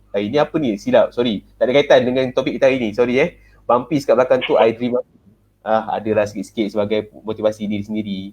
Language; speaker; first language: Malay; native; Malay